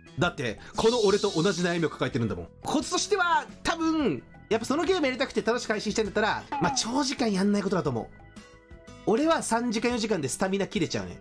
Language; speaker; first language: Japanese; native; Japanese